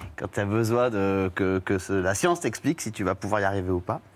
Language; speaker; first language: French; native; French